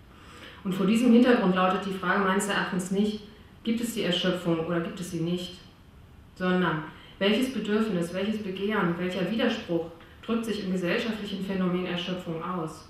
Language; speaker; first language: German; native; German